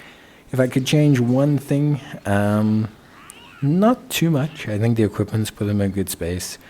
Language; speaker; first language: English; native; English